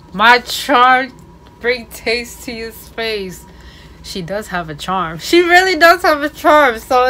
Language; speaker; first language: English; native; English